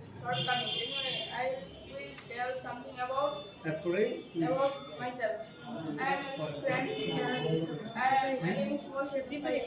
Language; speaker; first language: English; non-native, learner; Bangla